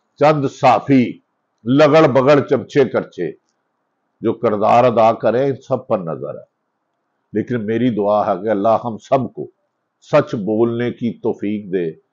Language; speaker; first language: Urdu; non-native, local second language; Punjabi